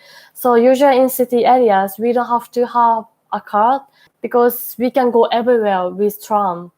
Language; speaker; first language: English; non-native, learner; Japanese